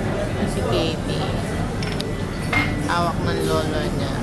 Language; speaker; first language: Filipino; native; Filipino